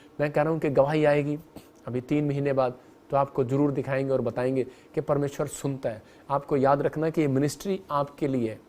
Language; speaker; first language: Hindi; non-native, local second language; Punjabi